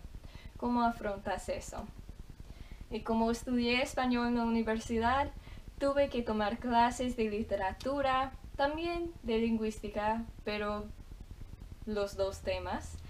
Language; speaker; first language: Spanish; non-native, fluent; English